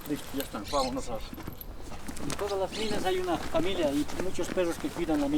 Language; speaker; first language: Spanish; native; Spanish